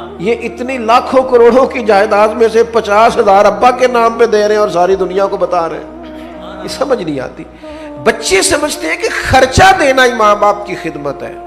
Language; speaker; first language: Urdu; non-native, local second language; Punjabi